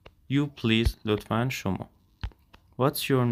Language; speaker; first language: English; non-native, fluent; Persian